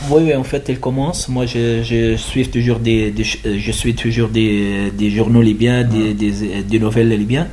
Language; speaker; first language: French; non-native, learner; Arabic